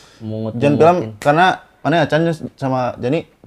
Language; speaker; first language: Indonesian; non-native, local second language; Sundanese